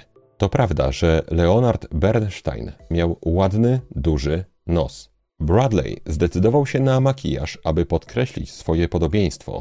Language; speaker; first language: Polish; native; Polish